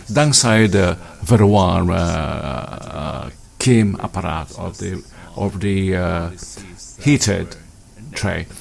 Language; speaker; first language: Dutch; non-native, learner; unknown